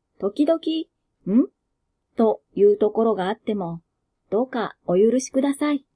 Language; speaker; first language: Japanese; native; Japanese